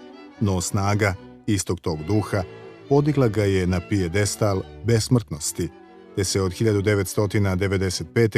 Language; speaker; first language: Bosnian; native; Bosnian